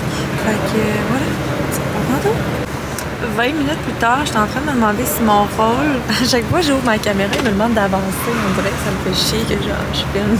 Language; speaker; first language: French; native; French